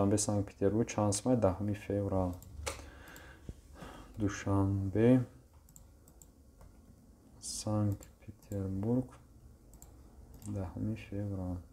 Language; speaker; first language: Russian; non-native, local second language; Tajik